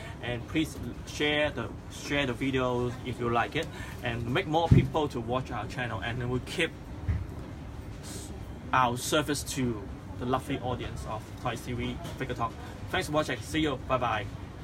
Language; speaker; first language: English; non-native, local second language; Cantonese